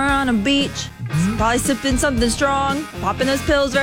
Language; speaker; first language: English; native; English